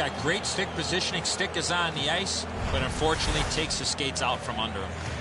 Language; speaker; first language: English; native; English